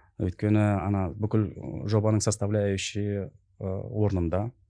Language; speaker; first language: Russian; non-native, local second language; Kazakh